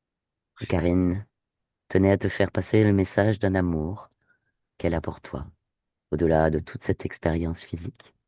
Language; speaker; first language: French; native; French